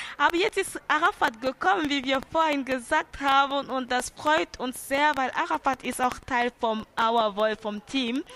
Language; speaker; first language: German; non-native, fluent; French